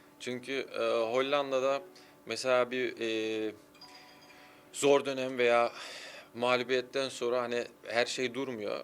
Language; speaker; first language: Turkish; early bilingual, heritage; Turkish